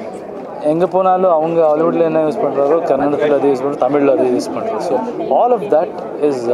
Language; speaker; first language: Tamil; non-native, learner; Kannada